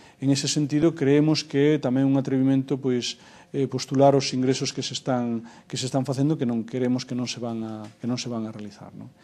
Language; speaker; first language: Galician; native; Galician